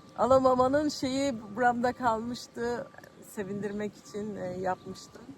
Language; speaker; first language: Turkish; native; Turkish